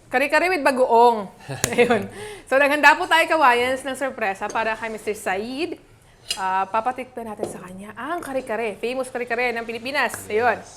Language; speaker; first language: Filipino; non-native, local second language; Cebuano